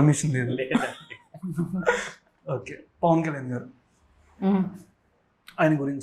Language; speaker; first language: Telugu; native; Telugu